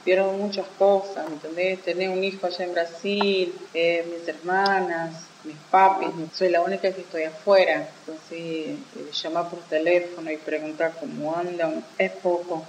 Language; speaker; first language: Spanish; non-native, fluent; Portuguese